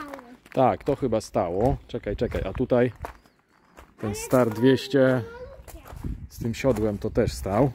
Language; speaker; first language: Polish; native; Polish